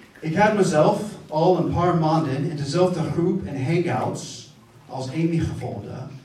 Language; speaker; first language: Dutch; non-native, fluent; English